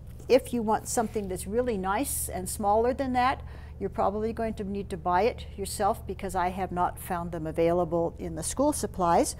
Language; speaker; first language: English; native; English